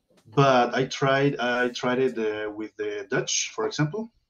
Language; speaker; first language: English; non-native, learner; Spanish